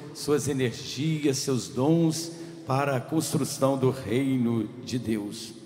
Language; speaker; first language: Portuguese; native; Portuguese